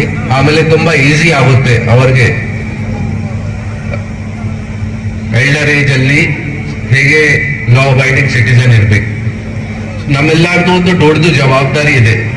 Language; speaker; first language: Kannada; non-native, local second language; Hindi